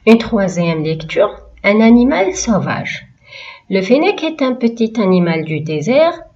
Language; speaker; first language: French; non-native, local second language; Arabic